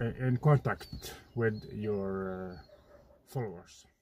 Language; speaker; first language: English; non-native, fluent; Norwegian